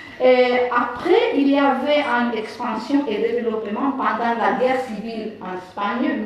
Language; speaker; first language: French; non-native, fluent; Spanish